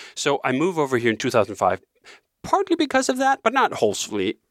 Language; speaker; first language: English; non-native, fluent; Danish